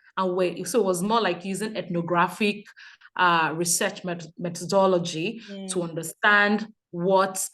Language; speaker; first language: English; non-native, local second language; Yoruba